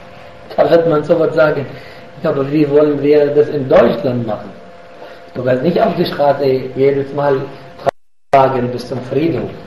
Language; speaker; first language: German; non-native, fluent; Arabic